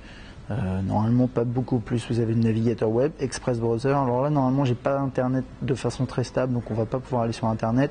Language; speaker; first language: French; native; French